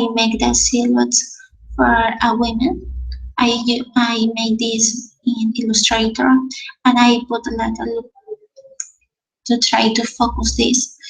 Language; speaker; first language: English; non-native, learner; Spanish